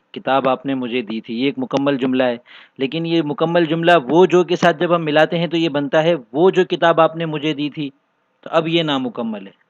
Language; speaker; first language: Urdu; native; Urdu